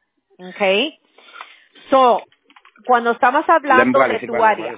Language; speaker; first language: Spanish; early bilingual, heritage; Spanish